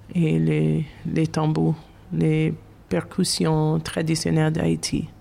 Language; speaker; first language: French; non-native, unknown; English